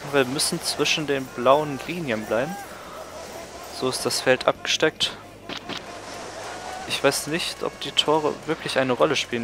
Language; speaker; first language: German; native; German